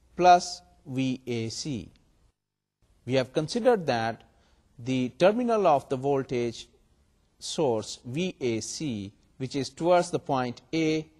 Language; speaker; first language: English; non-native, local second language; Urdu